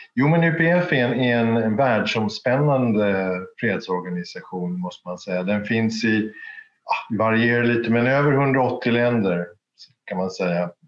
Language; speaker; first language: Swedish; native; Swedish